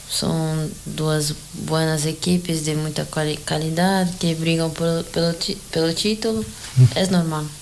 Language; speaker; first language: Spanish; non-native, learner; Portuguese